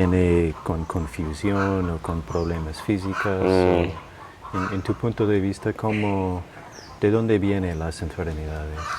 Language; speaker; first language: Spanish; non-native, fluent; English